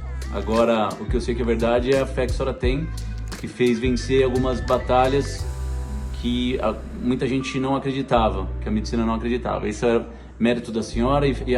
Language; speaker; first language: Portuguese; native; Portuguese